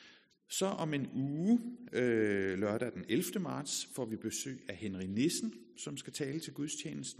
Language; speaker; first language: Danish; native; Danish